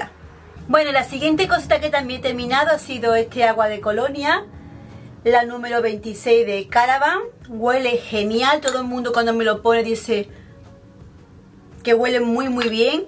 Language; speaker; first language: Spanish; native; Spanish